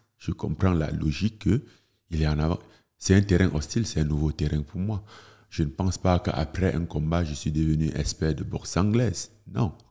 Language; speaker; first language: French; non-native, local second language; Ghomala